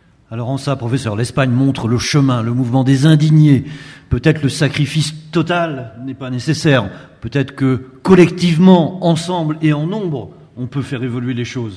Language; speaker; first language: French; native; French